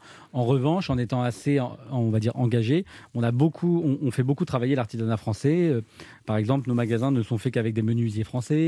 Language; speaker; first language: French; native; French